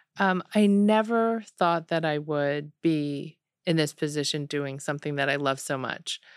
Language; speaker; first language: English; early bilingual, other home language; Korean